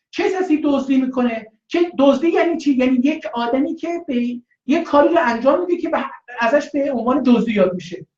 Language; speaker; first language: Persian; non-native, local second language; Azerbaijani